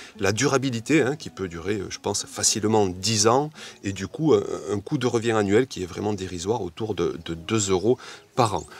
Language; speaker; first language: French; native; French